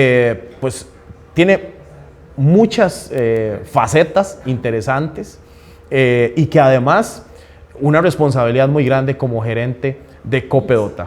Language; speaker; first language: Spanish; native; Spanish